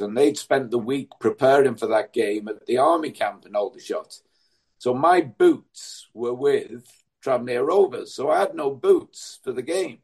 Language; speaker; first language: English; native; English